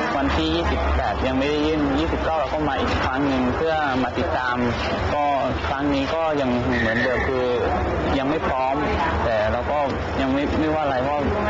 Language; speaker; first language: Thai; non-native, local second language; Akha